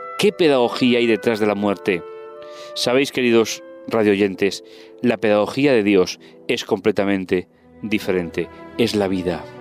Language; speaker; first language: Spanish; native; Spanish